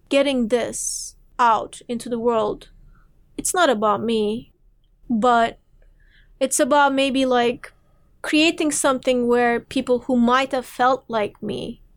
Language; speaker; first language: English; non-native, fluent; Turkish